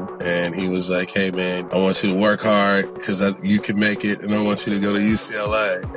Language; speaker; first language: English; native; English